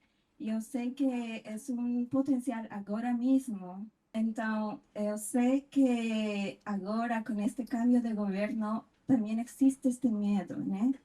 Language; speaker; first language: Portuguese; non-native, fluent; Spanish